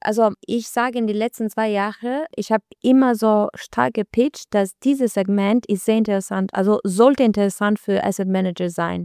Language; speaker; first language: German; non-native, learner; Albanian